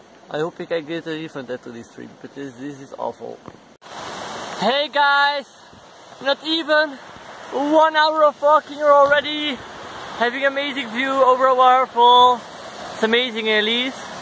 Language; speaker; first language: English; non-native, fluent; Dutch